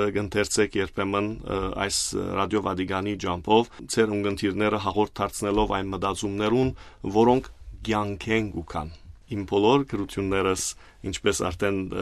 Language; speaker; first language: Armenian; early bilingual, heritage; Armenian